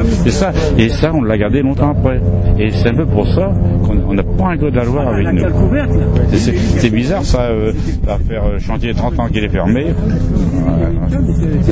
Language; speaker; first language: French; native; French